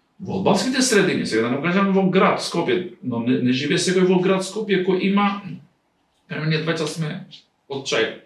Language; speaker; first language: Macedonian; non-native, local second language; Albanian